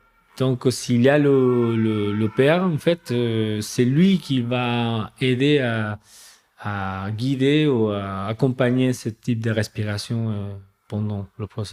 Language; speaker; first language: French; non-native, fluent; Spanish